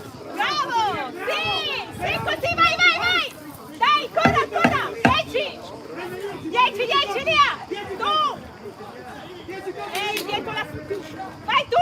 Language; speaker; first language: Italian; native; Italian